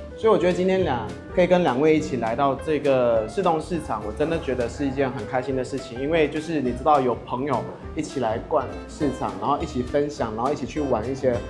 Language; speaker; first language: Chinese; native; Chinese